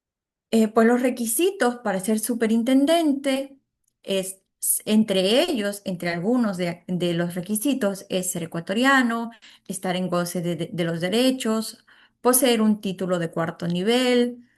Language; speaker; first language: Spanish; native; Spanish